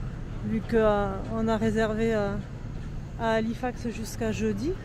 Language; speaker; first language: French; native; French